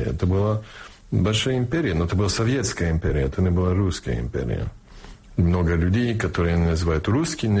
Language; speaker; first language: Russian; non-native, fluent; English